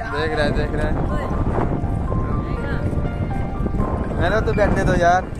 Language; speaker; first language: Hindi; non-native, local second language; Odia